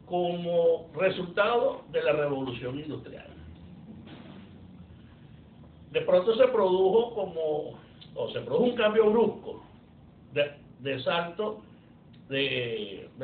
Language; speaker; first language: Spanish; native; Spanish